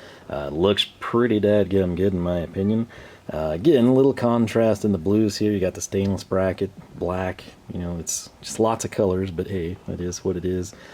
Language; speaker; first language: English; native; English